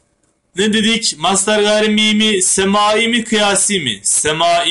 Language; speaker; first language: Turkish; native; Turkish